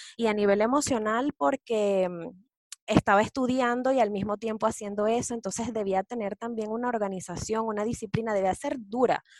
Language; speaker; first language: Spanish; native; Spanish